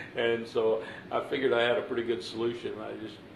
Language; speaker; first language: English; native; English